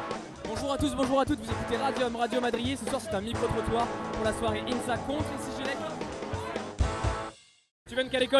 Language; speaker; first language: French; native; French